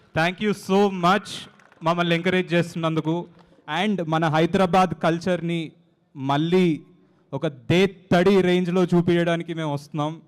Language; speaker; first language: Telugu; native; Telugu